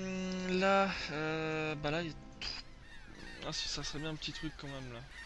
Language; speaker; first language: French; native; French